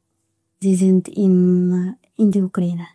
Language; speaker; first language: German; non-native, learner; Russian